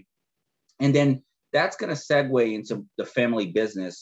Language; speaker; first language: English; non-native, fluent; Portuguese